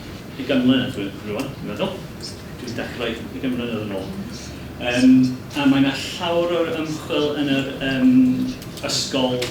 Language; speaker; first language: Welsh; non-native, learner; English